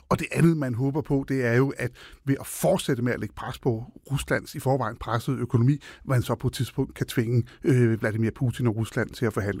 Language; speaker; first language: Danish; native; Danish